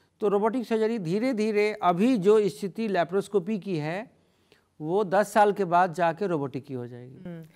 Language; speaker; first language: Hindi; native; Hindi